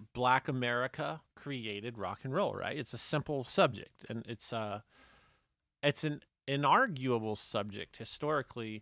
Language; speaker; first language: English; native; English